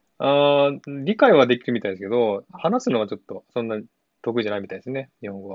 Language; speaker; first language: Japanese; native; Japanese